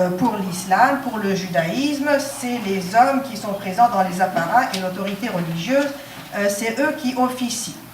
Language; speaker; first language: French; non-native, local second language; Arabic